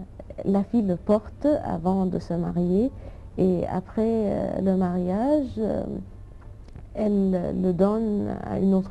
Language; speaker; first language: French; non-native, fluent; Arabic